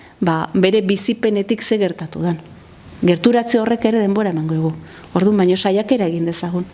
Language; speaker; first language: Basque; native; Basque